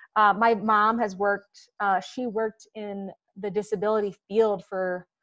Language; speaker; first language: English; native; English